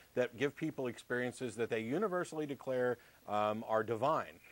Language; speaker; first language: English; native; English